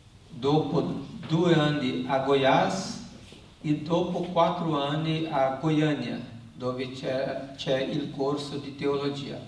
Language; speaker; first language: Italian; non-native, learner; Portuguese